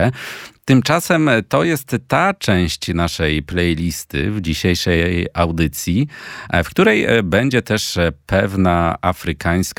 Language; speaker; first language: Polish; native; Polish